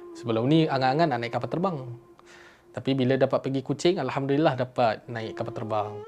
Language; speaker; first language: Malay; non-native, local second language; Chinese